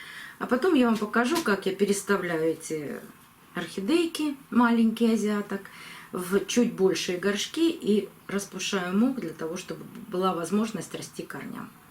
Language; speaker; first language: Russian; native; Russian